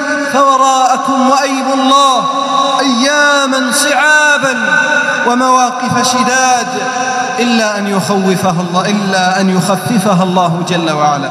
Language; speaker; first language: Arabic; native; Arabic